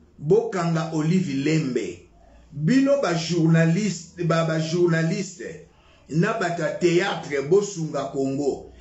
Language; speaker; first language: Lingala; non-native, local second language; Luba-Lulua